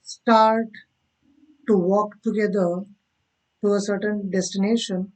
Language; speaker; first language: English; non-native, local second language; Kannada